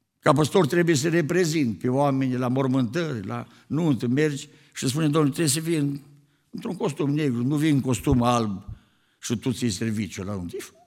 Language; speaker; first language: Romanian; native; Romanian